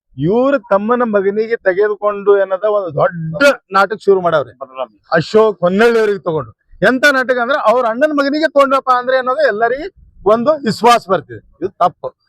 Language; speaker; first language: Kannada; non-native, local second language; Urdu